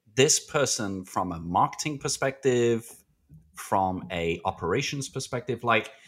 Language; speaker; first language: English; native; English